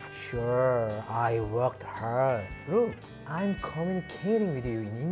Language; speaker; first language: English; non-native, learner; Korean